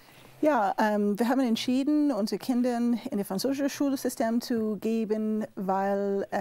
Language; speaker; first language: German; non-native, fluent; English